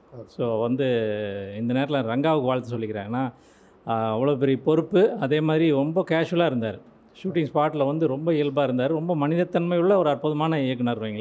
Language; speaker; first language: Tamil; native; Tamil